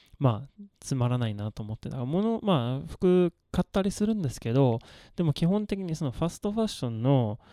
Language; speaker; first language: Japanese; non-native, fluent; Swedish